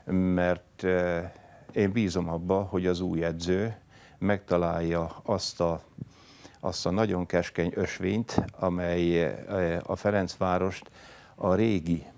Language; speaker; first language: Hungarian; native; Hungarian